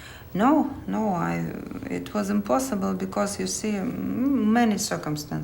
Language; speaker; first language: English; non-native, learner; Russian